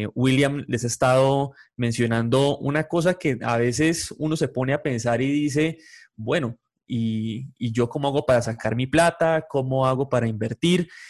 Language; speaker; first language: Spanish; native; Spanish